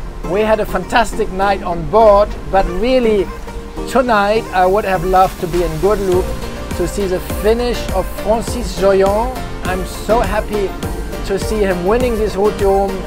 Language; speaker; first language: English; non-native, fluent; German